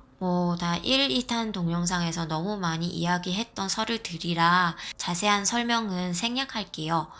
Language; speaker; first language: Korean; non-native, fluent; Vietnamese